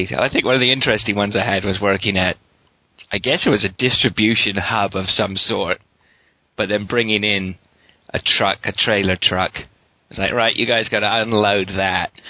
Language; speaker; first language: English; native; English